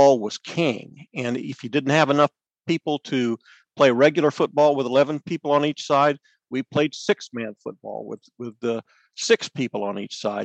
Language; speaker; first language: English; native; English